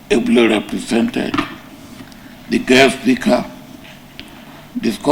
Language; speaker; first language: English; non-native, local second language; Yoruba